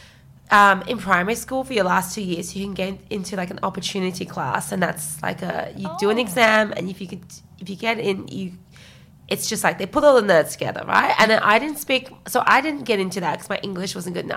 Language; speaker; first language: English; early bilingual, other home language; Chinese